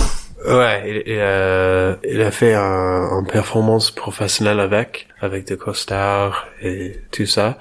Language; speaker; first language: French; non-native, learner; English